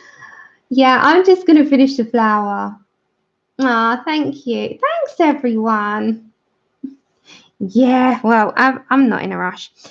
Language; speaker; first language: English; native; English